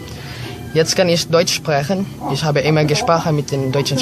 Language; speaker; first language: German; non-native, learner; Filipino